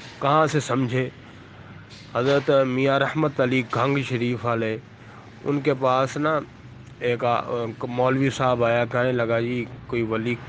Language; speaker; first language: Urdu; non-native, local second language; Punjabi